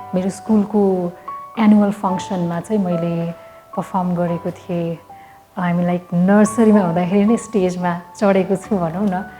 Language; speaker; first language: Nepali; native; Nepali